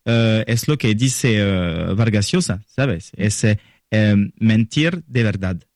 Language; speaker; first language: Spanish; non-native, learner; French